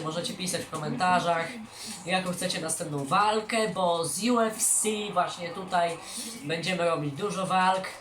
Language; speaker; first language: Polish; native; Polish